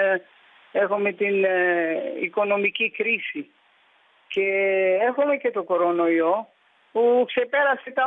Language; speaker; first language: Greek; early bilingual, heritage; Greek